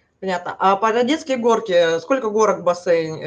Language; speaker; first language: Russian; native; Russian